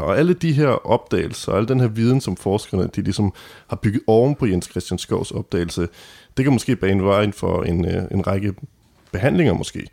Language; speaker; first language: Danish; native; Danish